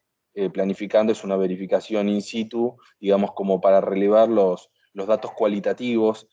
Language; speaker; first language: Spanish; native; Spanish